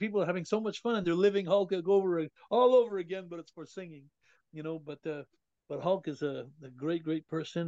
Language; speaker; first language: English; native; English